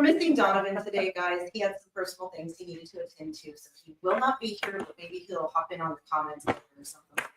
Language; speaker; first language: English; native; English